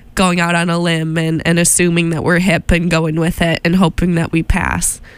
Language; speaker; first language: English; native; English